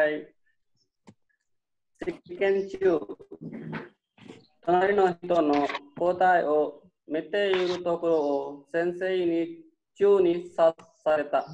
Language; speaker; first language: Japanese; non-native, learner; Hindi